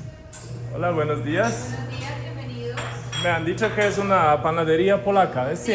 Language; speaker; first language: Spanish; non-native, fluent; Polish